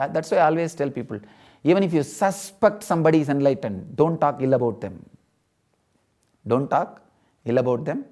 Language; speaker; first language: English; non-native, local second language; Tamil